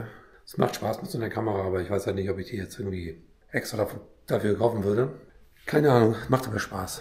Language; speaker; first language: German; native; German